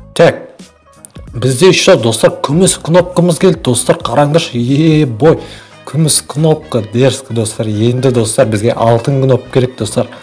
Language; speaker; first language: Kazakh; native; Kazakh